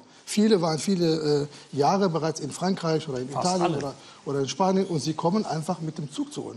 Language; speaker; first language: German; native; German